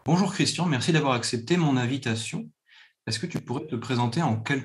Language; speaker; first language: French; native; French